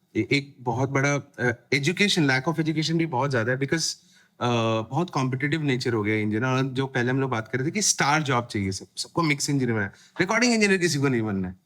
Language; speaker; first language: Hindi; native; Hindi